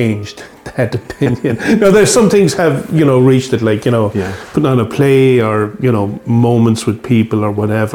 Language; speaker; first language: English; native; English